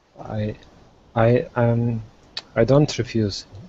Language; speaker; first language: English; non-native, learner; Russian